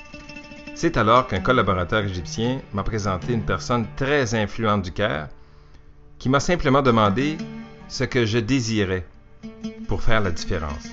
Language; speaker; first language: French; native; French